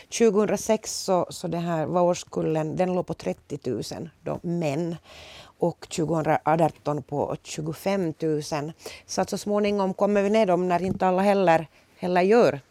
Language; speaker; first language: Swedish; native; Swedish